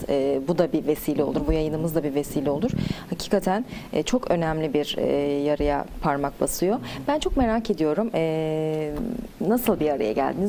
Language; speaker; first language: Turkish; native; Turkish